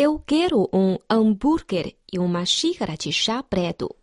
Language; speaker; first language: Portuguese; non-native, fluent; Chinese